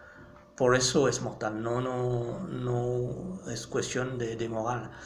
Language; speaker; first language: Spanish; non-native, fluent; French